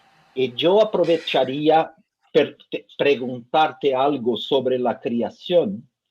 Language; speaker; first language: Spanish; non-native, fluent; Portuguese